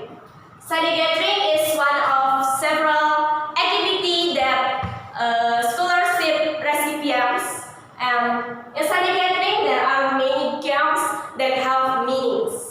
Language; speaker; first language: English; non-native, learner; Indonesian